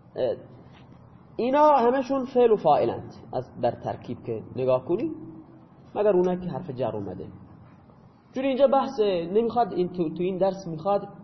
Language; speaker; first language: Persian; non-native, local second language; Baluchi